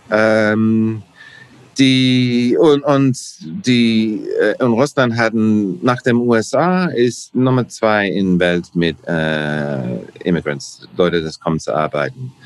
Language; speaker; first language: German; non-native, learner; English